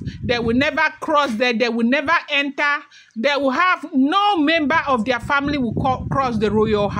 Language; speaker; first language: English; non-native, local second language; Yoruba